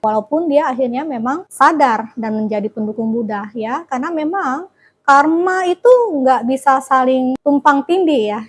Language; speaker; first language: Indonesian; native; Indonesian